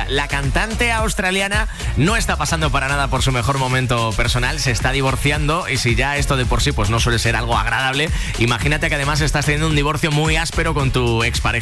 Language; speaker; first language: Spanish; native; Spanish